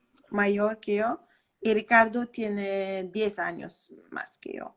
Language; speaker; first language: Spanish; non-native, fluent; Danish